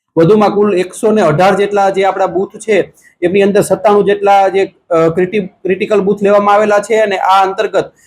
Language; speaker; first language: Gujarati; native; Gujarati